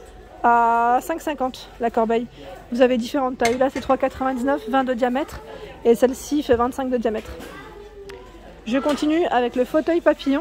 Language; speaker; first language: French; native; French